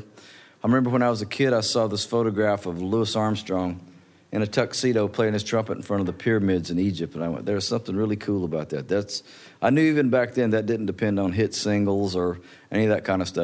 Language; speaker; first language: English; native; English